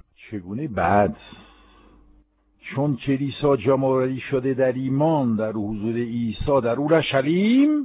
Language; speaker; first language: Persian; non-native, fluent; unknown